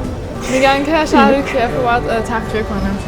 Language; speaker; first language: Persian; native; Persian